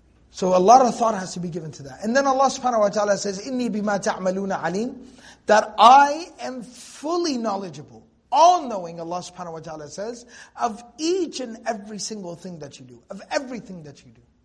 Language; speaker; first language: English; native; English